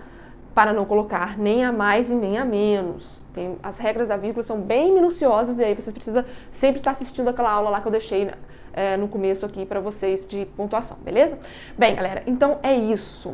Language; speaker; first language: Portuguese; native; Portuguese